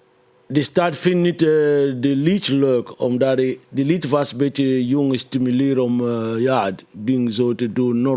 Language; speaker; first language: Dutch; non-native, fluent; Lingala